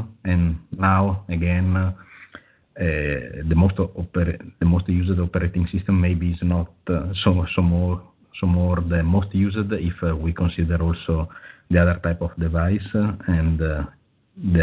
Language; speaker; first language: English; non-native, fluent; Italian